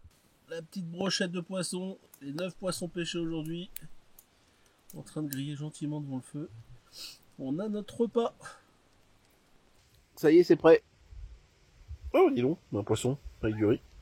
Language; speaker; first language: French; native; French